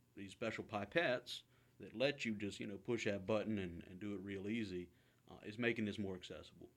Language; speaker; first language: English; native; English